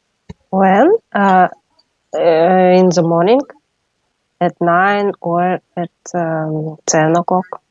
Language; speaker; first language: English; non-native, learner; Russian